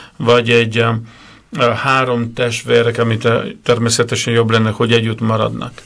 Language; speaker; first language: Hungarian; non-native, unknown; Italian